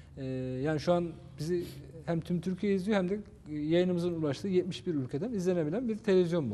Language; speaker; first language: Turkish; native; Turkish